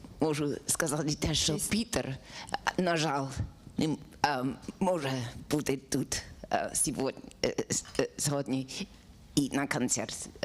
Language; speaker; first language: Ukrainian; non-native, learner; English